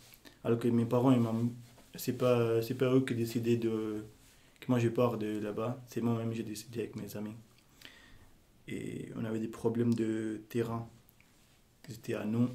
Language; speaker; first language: French; non-native, learner; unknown